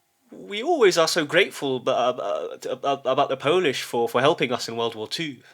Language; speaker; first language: English; early bilingual, heritage; English